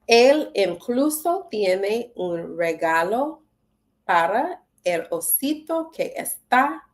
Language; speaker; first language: Spanish; non-native, learner; English